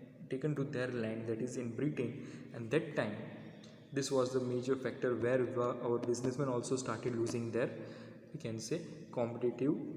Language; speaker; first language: English; non-native, local second language; Hindi